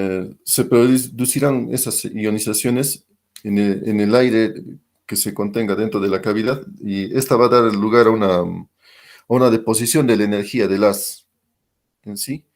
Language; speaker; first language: Spanish; native; Spanish